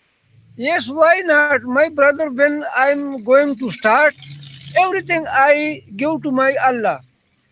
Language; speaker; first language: English; non-native, learner; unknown